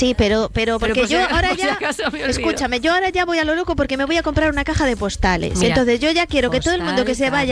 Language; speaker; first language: Spanish; native; Spanish